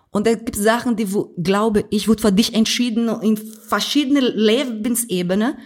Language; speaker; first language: German; non-native, fluent; Portuguese